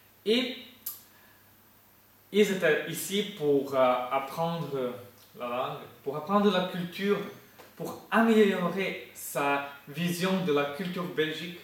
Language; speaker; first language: French; non-native, fluent; Ukrainian